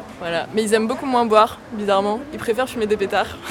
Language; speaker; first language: French; native; French